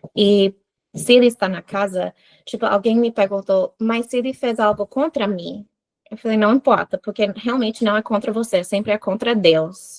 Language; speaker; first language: Portuguese; non-native, fluent; English